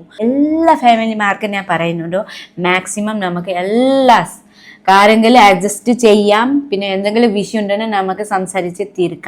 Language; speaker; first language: Malayalam; non-native, learner; Nepali